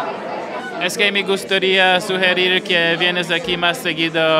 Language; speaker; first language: Spanish; non-native, learner; English